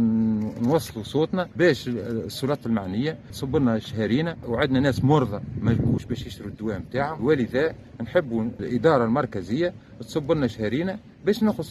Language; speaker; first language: Arabic; native; Arabic